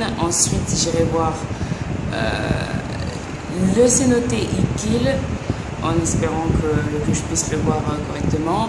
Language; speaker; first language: French; native; French